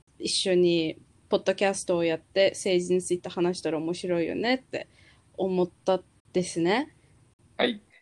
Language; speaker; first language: Japanese; non-native, fluent; Turkish